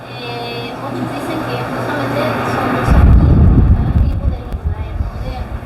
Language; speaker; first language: Spanish; native; Spanish